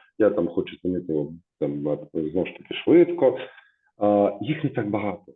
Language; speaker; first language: Ukrainian; native; Ukrainian